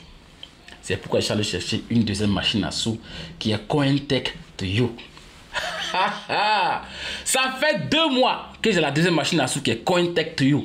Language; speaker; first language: French; native; French